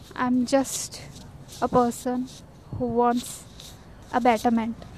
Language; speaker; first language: English; non-native, local second language; Malayalam